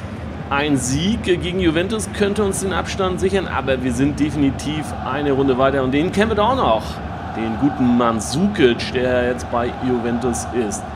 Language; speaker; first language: German; native; German